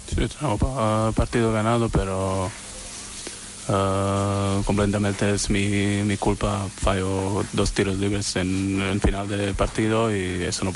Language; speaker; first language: Spanish; non-native, learner; Slovenian